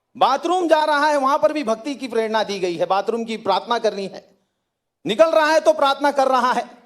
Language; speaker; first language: Hindi; native; Hindi